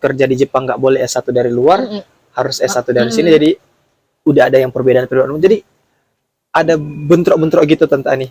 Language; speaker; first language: Indonesian; native; Indonesian